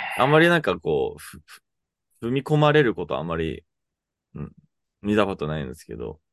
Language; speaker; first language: Japanese; non-native, fluent; English